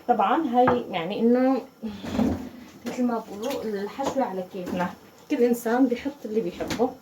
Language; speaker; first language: Arabic; native; Arabic